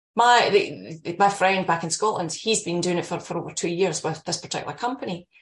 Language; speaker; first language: English; native; English